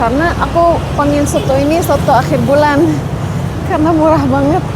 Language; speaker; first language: Indonesian; non-native, fluent; Arabic